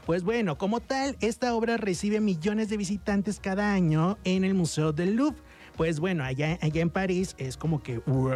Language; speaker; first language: Spanish; native; Spanish